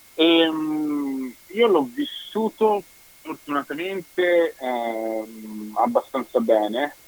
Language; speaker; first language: Italian; native; Italian